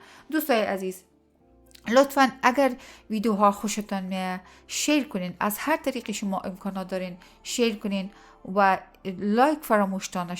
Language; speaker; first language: Persian; native; Persian